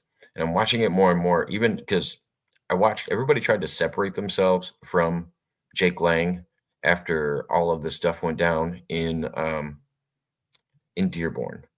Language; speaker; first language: English; native; English